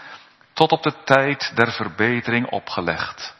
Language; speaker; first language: Dutch; native; Dutch